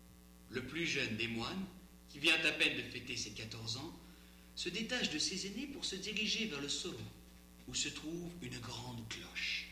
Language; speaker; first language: French; native; French